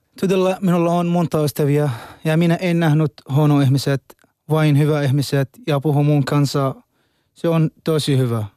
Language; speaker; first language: Finnish; non-native, learner; Arabic